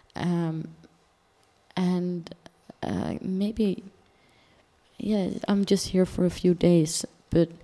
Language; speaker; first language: English; non-native, fluent; Dutch